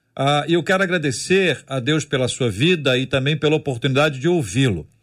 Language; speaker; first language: Portuguese; native; Portuguese